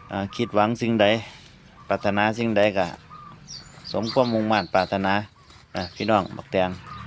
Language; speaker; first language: Thai; native; Thai